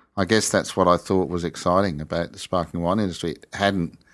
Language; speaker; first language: English; native; English